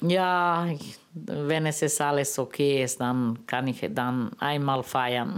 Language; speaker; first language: German; non-native, learner; Romany